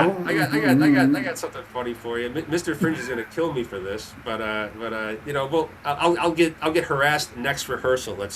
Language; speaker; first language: English; native; English